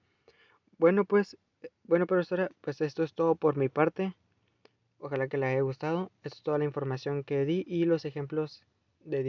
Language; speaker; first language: Spanish; native; Spanish